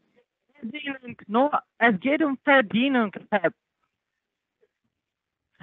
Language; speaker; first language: German; non-native, learner; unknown